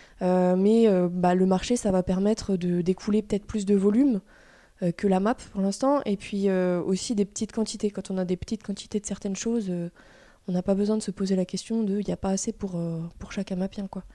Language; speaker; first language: French; native; French